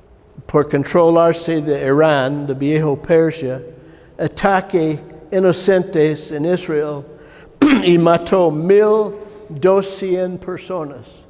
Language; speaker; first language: Spanish; non-native, learner; English